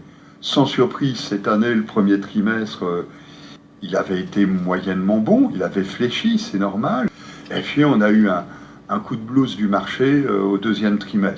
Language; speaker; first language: French; native; French